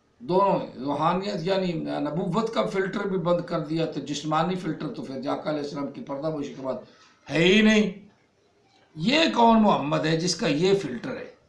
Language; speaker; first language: Urdu; native; Urdu